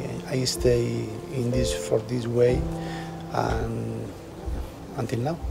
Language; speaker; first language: English; non-native, learner; Spanish